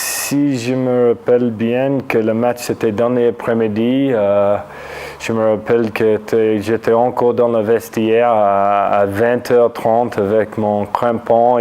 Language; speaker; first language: French; non-native, fluent; English